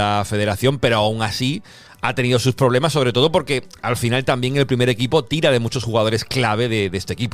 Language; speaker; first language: Spanish; native; Spanish